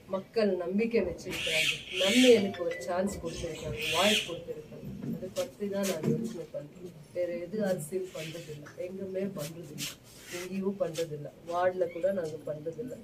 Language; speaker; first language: Tamil; non-native, local second language; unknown